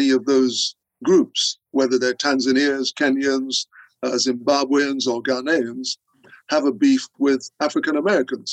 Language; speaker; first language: English; non-native, local second language; Akan